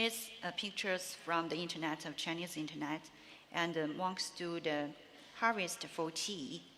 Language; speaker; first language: English; non-native, learner; Chinese